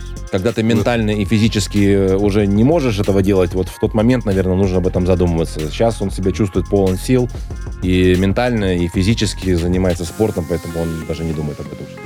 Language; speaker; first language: Russian; native; Russian